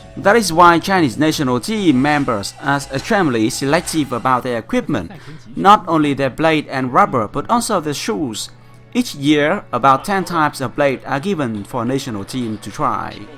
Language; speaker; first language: English; non-native, fluent; Vietnamese